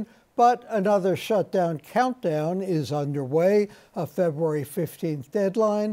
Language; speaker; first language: English; native; English